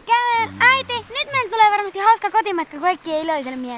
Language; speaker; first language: Finnish; early bilingual, heritage; Finnish